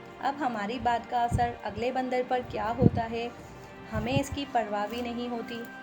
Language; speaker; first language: Urdu; non-native, local second language; Punjabi